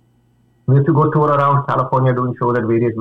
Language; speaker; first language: English; non-native, local second language; Marathi